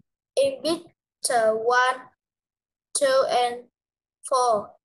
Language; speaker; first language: English; non-native, learner; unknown